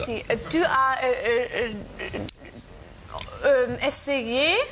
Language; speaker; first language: French; non-native, learner; German